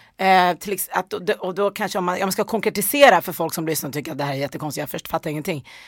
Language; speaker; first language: Swedish; early bilingual, other home language; Persian